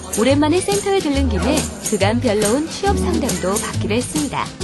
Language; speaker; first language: Korean; native; Korean